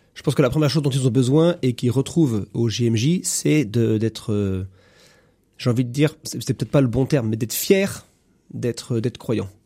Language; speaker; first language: French; native; French